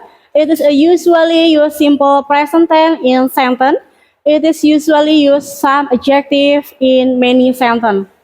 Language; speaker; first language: English; non-native, learner; Indonesian